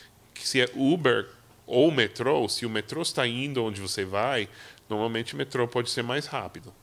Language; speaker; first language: Portuguese; non-native, fluent; English